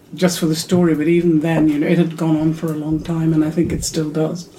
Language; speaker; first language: English; non-native, local second language; Urdu